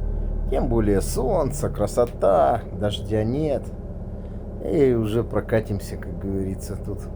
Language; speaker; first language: Russian; native; Russian